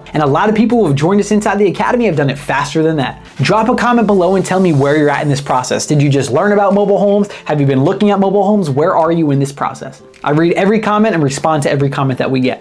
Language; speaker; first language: English; native; English